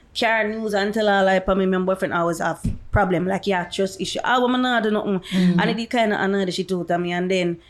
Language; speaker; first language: English; non-native, local second language; Jamaican Creole English